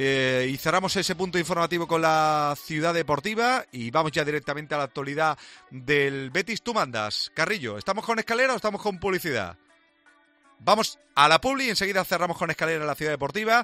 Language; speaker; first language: Spanish; native; Spanish